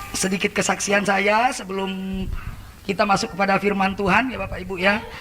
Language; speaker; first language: Indonesian; native; Indonesian